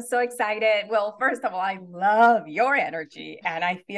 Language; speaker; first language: English; non-native, fluent; Spanish